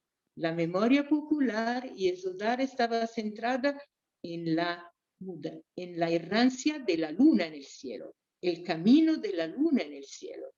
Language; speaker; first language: Spanish; non-native, fluent; Portuguese